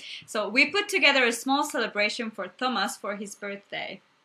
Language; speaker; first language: English; non-native, fluent; Hungarian